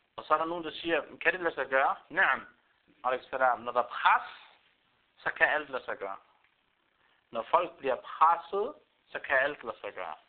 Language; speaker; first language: Danish; non-native, fluent; Arabic